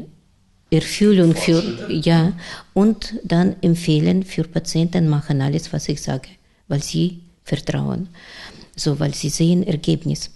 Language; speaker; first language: German; non-native, learner; Russian